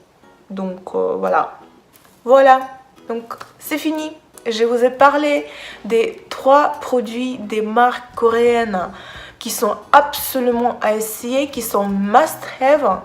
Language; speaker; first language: French; non-native, fluent; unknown